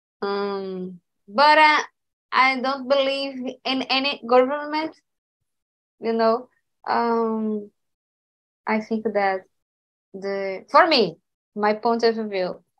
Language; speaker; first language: English; non-native, learner; Portuguese